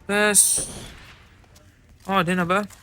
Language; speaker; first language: Arabic; native; Arabic